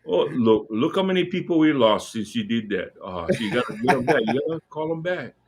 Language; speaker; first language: English; native; English